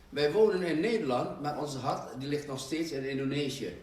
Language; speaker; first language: Dutch; non-native, fluent; Indonesian